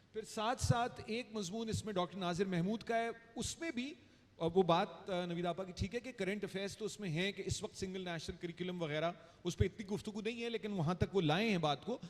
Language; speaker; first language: Urdu; native; Urdu